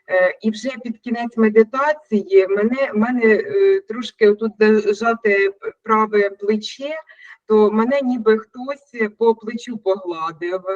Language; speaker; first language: Ukrainian; native; Ukrainian